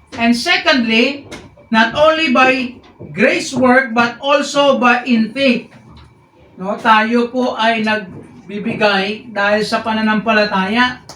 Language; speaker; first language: Filipino; non-native, local second language; Hiligaynon